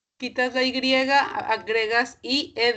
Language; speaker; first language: Spanish; native; Spanish